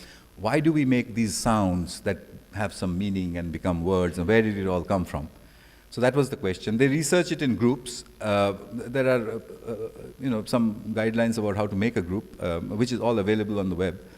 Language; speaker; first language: English; non-native, local second language; Bangla